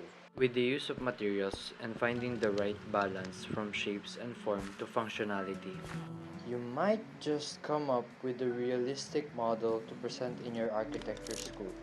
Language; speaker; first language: English; non-native, local second language; Filipino